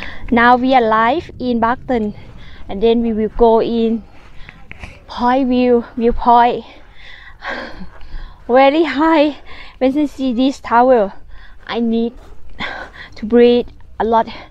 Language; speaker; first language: English; non-native, learner; Thai